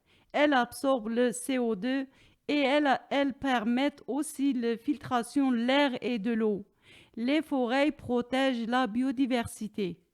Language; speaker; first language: French; non-native, learner; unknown